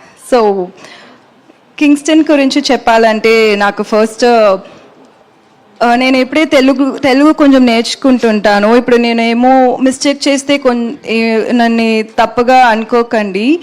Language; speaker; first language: Telugu; non-native, learner; Tamil